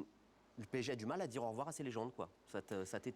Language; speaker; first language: French; native; French